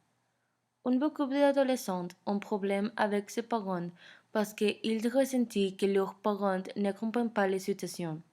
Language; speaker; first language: French; non-native, learner; Spanish